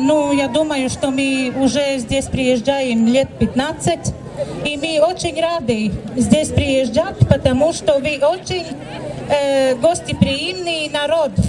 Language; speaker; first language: Russian; non-native, fluent; Latvian